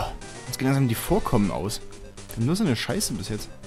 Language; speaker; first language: German; native; German